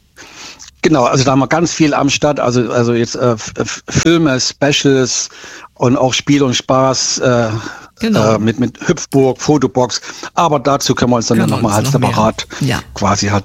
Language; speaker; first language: German; native; German